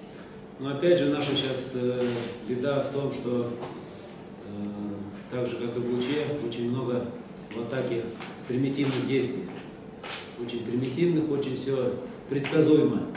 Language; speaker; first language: Russian; native; Russian